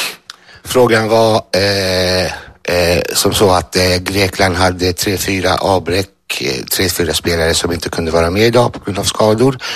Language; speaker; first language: Swedish; early bilingual, other home language; Greek